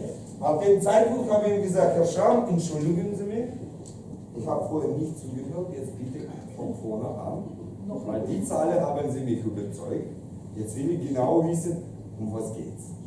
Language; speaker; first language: German; non-native, fluent; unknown